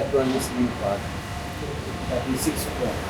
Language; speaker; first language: English; non-native, learner; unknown